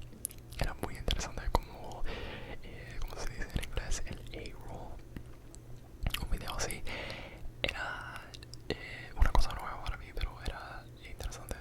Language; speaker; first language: Spanish; non-native, learner; English